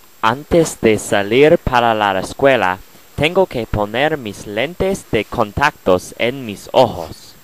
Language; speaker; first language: Spanish; non-native, learner; English